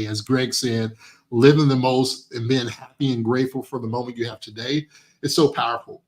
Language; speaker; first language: English; native; English